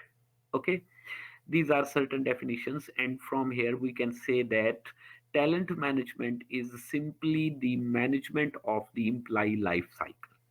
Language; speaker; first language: English; non-native, local second language; Urdu